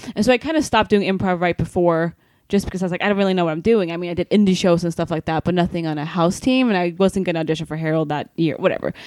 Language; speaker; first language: English; non-native, fluent; Swedish